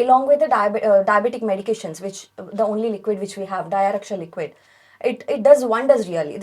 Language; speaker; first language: English; non-native, local second language; Telugu